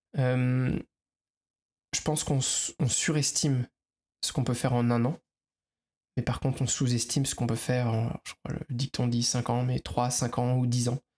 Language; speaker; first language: French; native; French